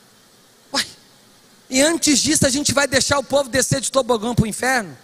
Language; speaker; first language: Portuguese; native; Portuguese